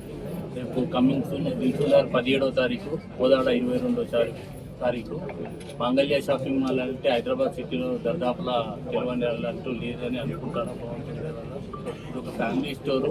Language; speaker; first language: Telugu; native; Telugu